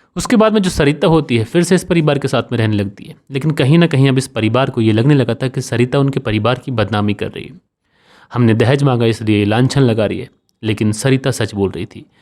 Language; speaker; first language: Hindi; native; Hindi